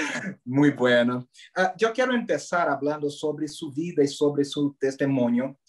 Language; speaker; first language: Spanish; non-native, learner; Portuguese